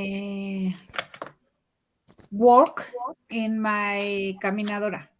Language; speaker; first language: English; non-native, learner; Spanish